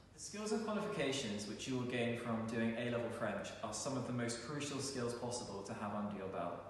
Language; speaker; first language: English; native; English